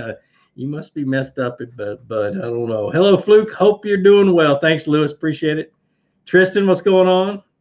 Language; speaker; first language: English; native; English